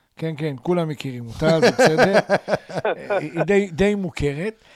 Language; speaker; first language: Hebrew; native; Hebrew